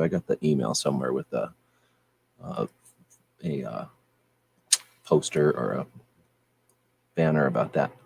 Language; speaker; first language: English; native; English